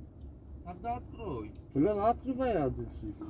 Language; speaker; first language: Russian; non-native, learner; Armenian